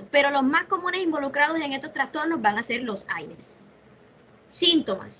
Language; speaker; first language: Spanish; native; Spanish